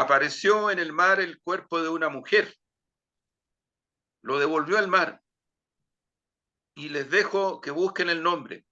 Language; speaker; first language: Spanish; native; Spanish